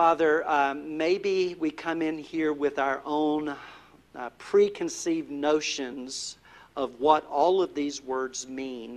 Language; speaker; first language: English; native; English